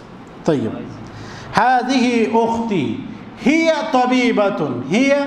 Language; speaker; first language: Arabic; non-native, fluent; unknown